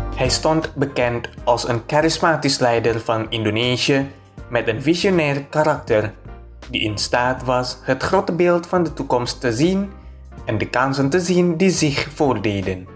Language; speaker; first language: Dutch; non-native, fluent; Indonesian